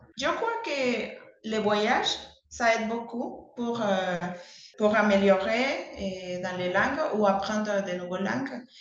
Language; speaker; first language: French; non-native, learner; Spanish